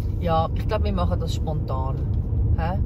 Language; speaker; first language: German; native; German